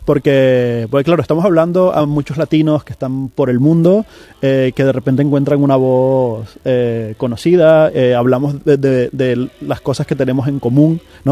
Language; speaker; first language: Spanish; native; Spanish